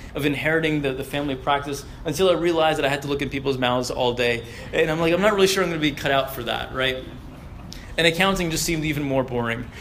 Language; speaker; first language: English; early bilingual, other home language; Arabic